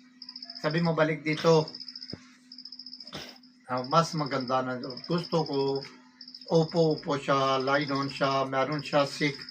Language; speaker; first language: Filipino; non-native, learner; Punjabi